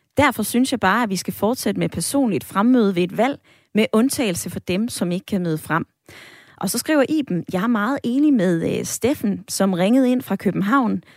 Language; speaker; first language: Danish; native; Danish